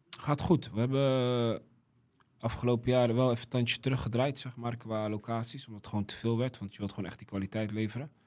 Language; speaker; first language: Dutch; early bilingual, other home language; Riffian